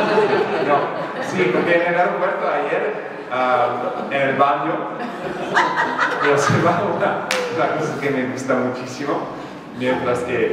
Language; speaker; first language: Spanish; non-native, fluent; English